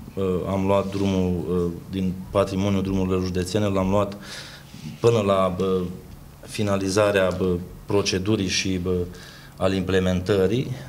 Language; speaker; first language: Romanian; native; Romanian